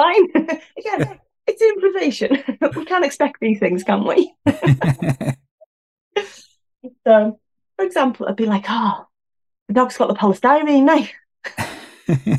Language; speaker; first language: English; native; English